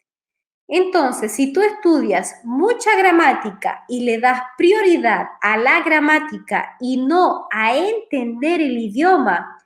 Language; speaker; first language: Spanish; non-native, fluent; Portuguese